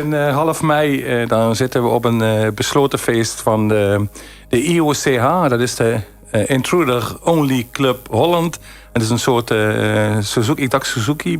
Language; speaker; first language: Dutch; native; Dutch